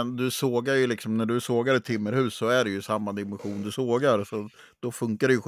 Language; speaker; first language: Swedish; native; Swedish